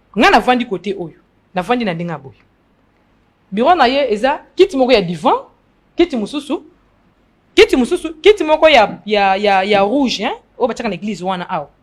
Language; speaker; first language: Lingala; non-native, local second language; Luba-Lulua